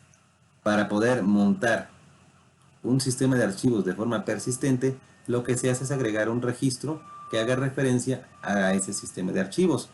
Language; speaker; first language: Spanish; native; Spanish